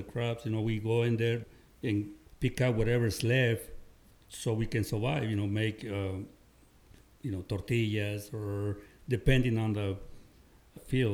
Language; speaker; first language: English; non-native, fluent; Spanish